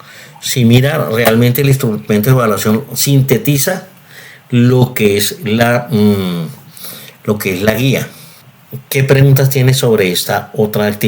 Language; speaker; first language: Spanish; native; Spanish